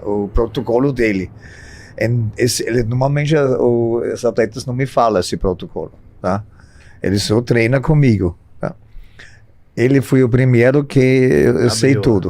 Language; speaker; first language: Portuguese; non-native, fluent; German